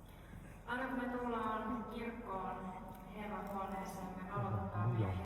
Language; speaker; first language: Finnish; native; Finnish